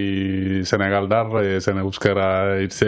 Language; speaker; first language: Basque; non-native, learner; Wolof